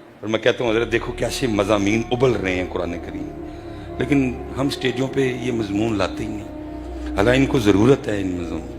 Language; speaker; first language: Urdu; non-native, local second language; Punjabi